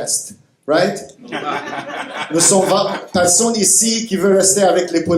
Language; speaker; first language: French; non-native, fluent; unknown